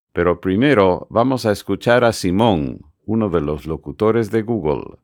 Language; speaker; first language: Spanish; non-native, fluent; English